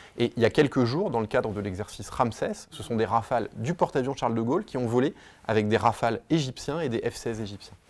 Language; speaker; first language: French; native; French